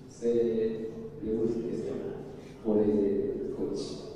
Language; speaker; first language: French; non-native, learner; Portuguese